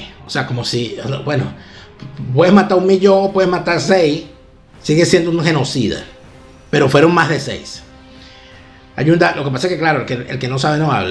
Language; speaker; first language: Spanish; native; Spanish